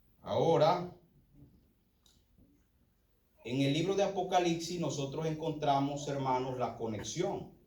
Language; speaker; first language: Spanish; native; Spanish